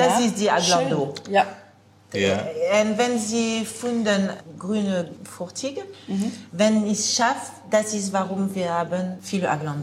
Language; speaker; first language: German; non-native, learner; French